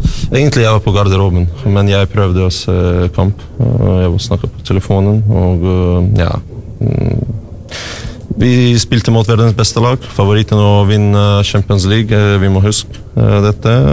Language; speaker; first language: Norwegian; non-native, learner; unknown